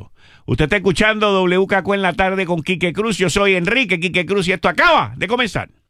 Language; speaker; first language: Spanish; native; Spanish